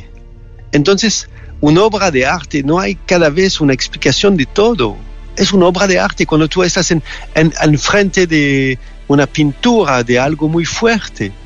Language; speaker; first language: Spanish; non-native, fluent; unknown